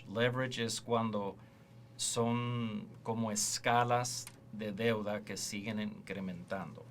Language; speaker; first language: Spanish; early bilingual, heritage; Spanish